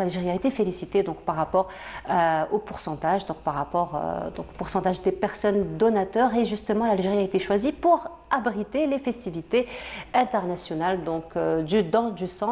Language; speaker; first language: French; native; French